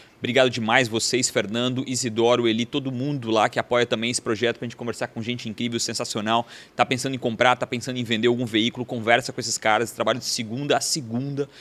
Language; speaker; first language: Portuguese; native; Portuguese